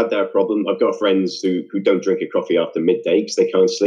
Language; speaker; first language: English; native; English